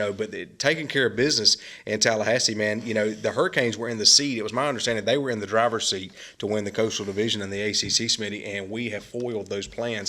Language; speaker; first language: English; native; English